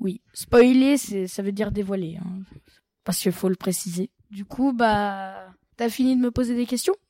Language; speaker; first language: French; native; French